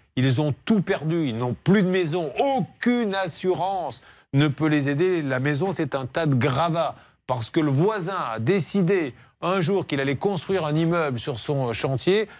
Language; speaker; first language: French; native; French